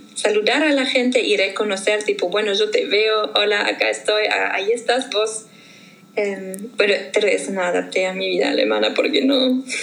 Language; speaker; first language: Spanish; non-native, fluent; German